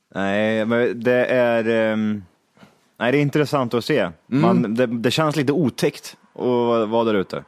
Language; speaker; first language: Swedish; native; Swedish